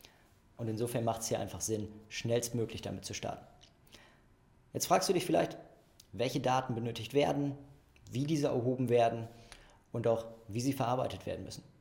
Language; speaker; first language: German; native; German